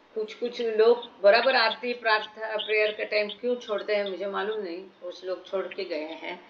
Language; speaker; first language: Hindi; non-native, local second language; Marathi